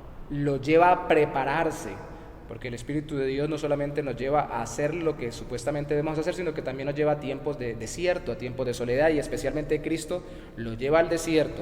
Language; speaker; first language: Spanish; native; Spanish